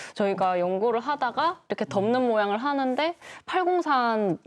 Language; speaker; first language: Korean; native; Korean